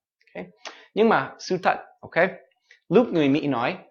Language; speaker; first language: Vietnamese; non-native, fluent; English